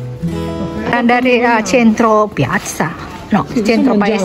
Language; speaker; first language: Italian; non-native, learner; Indonesian